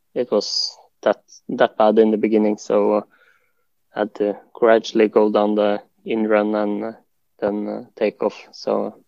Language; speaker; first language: English; non-native, fluent; Norwegian